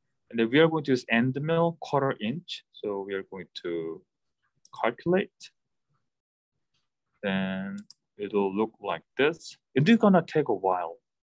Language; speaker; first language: English; non-native, fluent; Korean